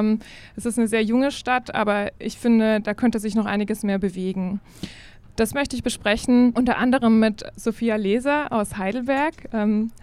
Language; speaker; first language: German; native; German